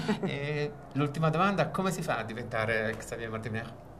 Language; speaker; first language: Italian; native; Italian